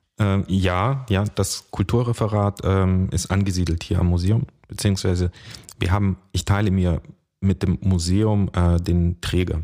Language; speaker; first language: German; early bilingual, other home language; Russian